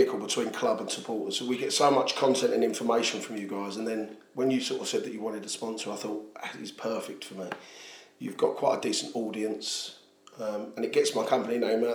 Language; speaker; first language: English; native; English